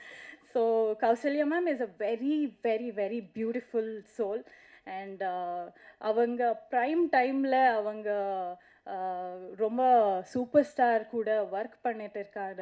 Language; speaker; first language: Tamil; non-native, learner; Kannada